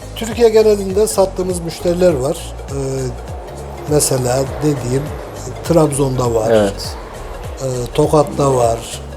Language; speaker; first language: Turkish; native; Turkish